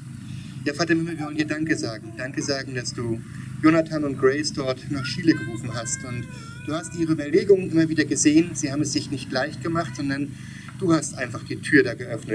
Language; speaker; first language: German; native; German